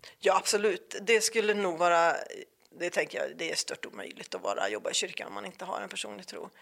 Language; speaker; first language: Swedish; native; Swedish